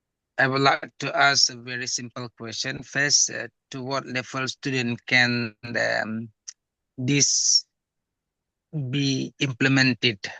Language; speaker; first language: English; non-native, fluent; Indonesian